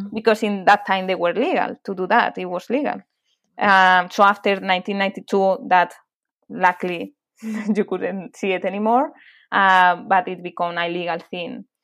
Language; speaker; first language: English; non-native, fluent; Spanish